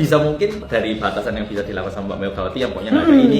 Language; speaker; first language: Indonesian; native; Indonesian